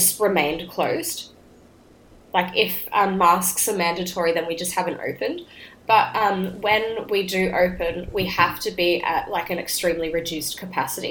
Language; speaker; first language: English; native; English